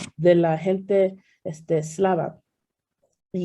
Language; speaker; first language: Spanish; early bilingual, heritage; Spanish